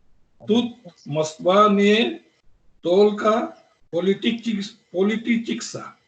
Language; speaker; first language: Russian; non-native, learner; Hindi